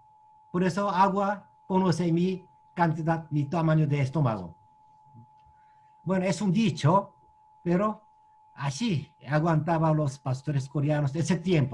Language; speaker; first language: Spanish; non-native, learner; Korean